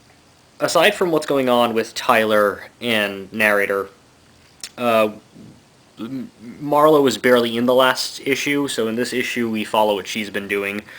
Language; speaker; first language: English; native; English